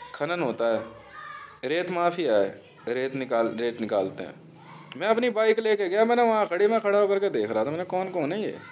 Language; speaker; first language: Hindi; native; Hindi